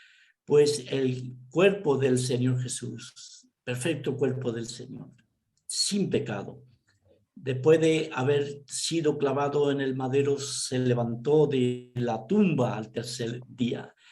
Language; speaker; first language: Spanish; native; Spanish